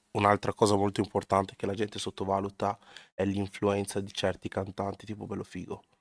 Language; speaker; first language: Italian; early bilingual, other home language; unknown